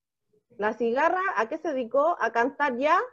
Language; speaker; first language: Spanish; native; Spanish